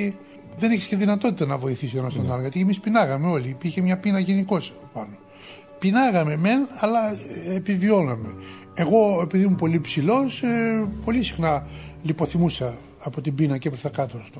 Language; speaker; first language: Greek; native; Greek